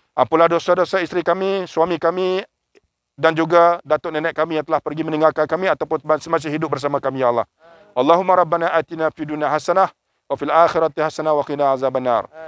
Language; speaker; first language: Malay; native; Malay